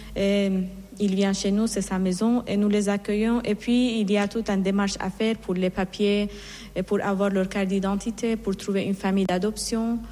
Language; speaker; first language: French; non-native, fluent; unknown